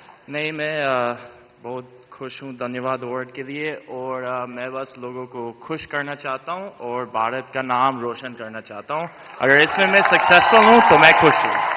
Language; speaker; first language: Hindi; non-native, fluent; English